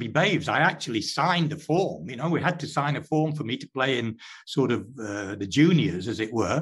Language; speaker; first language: English; native; English